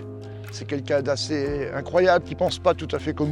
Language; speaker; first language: French; native; French